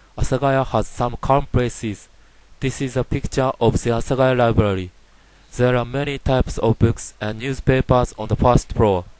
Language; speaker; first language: English; non-native, learner; Japanese